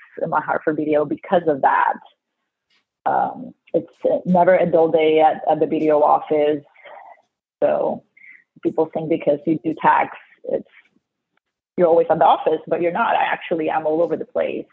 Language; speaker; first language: English; non-native, fluent; Spanish